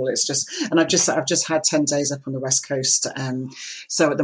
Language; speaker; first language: English; native; English